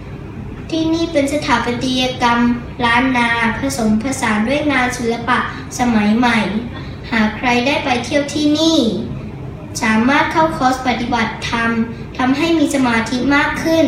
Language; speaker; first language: Thai; early bilingual, heritage; Thai